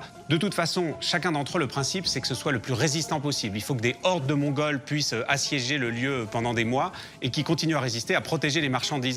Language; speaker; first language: French; native; French